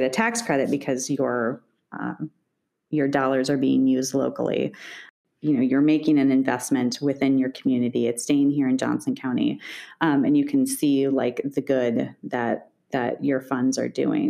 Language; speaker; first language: English; native; English